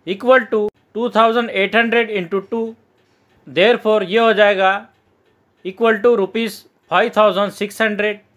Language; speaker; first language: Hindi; non-native, local second language; Marathi